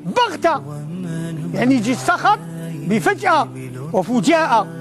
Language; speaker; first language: Arabic; native; Arabic